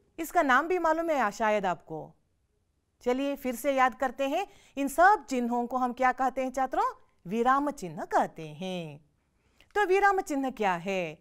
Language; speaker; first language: Hindi; non-native, local second language; Kannada